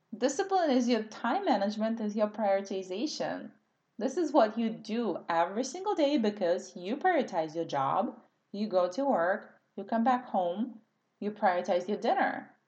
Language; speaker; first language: English; non-native, fluent; Russian